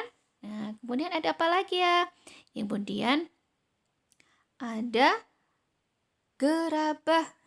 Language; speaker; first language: Indonesian; native; Indonesian